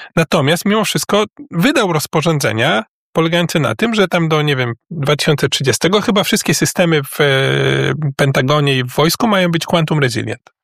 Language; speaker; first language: Polish; native; Polish